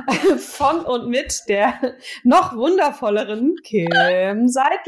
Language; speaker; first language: German; native; German